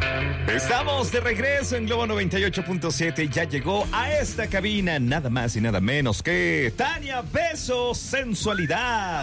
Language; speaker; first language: Spanish; native; Spanish